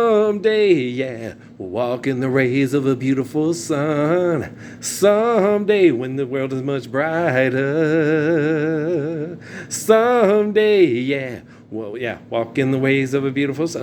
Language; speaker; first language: English; native; English